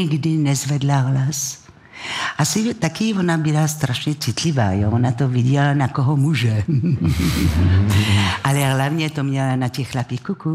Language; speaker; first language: Czech; non-native, fluent; French